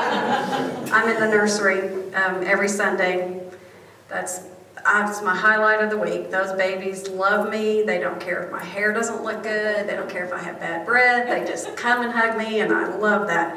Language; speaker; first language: English; native; English